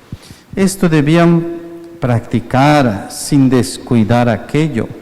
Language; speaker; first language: Spanish; native; Spanish